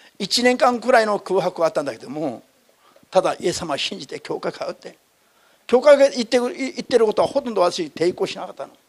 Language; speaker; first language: Japanese; non-native, fluent; Korean